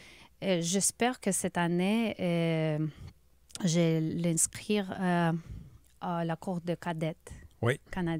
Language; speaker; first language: French; non-native, learner; Ukrainian